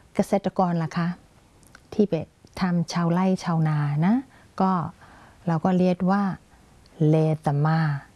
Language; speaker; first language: Thai; non-native, fluent; Burmese